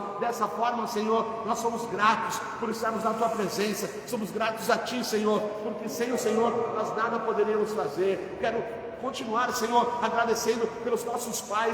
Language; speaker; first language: Portuguese; native; Portuguese